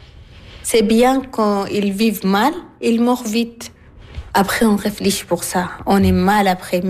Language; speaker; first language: French; non-native, learner; Arabic